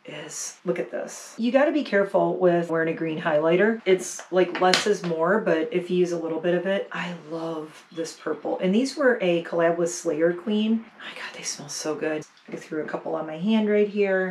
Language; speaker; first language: English; native; English